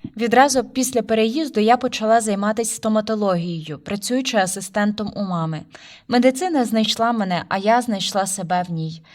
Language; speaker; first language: Ukrainian; early bilingual, heritage; Ukrainian